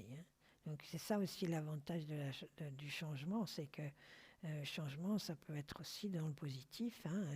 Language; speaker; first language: French; native; French